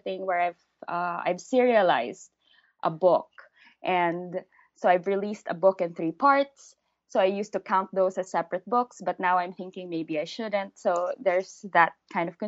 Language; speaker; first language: English; native; English